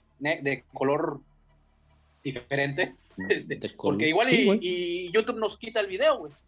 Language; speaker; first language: Spanish; native; Spanish